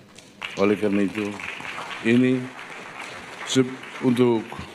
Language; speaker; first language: Indonesian; non-native, fluent; Portuguese